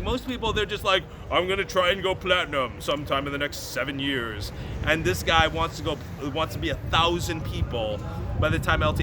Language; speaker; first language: English; native; English